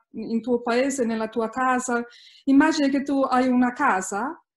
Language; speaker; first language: Italian; early bilingual, heritage; Italian